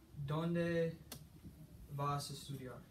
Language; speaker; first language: Spanish; non-native, learner; English